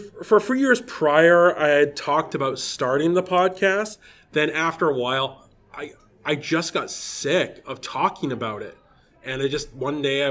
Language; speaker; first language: English; native; English